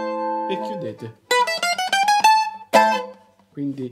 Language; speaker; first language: Italian; native; Italian